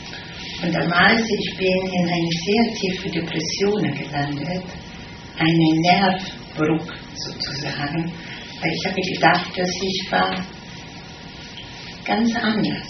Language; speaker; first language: German; non-native, fluent; Italian